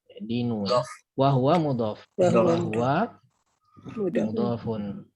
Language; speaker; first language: Arabic; non-native, fluent; Indonesian